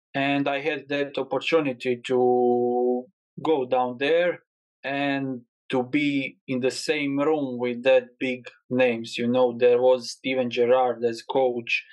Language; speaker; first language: English; non-native, learner; Croatian